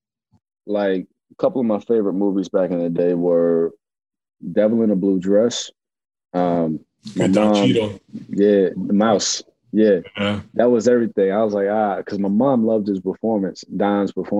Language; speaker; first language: English; native; English